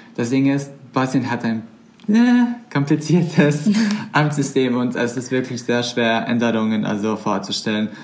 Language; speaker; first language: German; non-native, fluent; Croatian